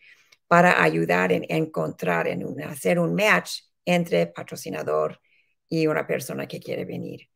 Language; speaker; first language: Spanish; early bilingual, heritage; Spanish